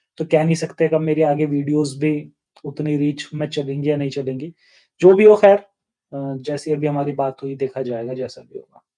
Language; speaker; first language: Hindi; native; Hindi